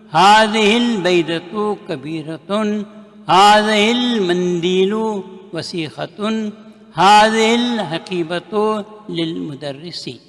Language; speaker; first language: Arabic; non-native, learner; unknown